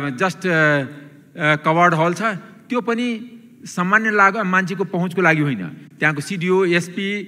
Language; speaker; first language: Nepali; non-native, local second language; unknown